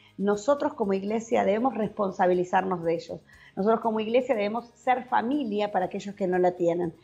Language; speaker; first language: Spanish; native; Spanish